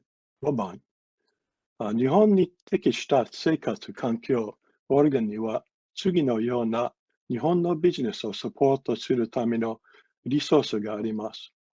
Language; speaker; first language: Japanese; non-native, fluent; English